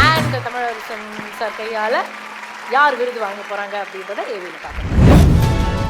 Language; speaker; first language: Tamil; native; Tamil